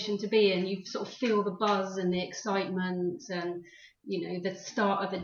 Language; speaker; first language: English; native; English